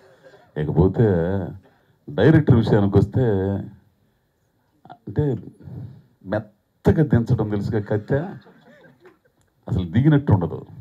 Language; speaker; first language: Telugu; native; Telugu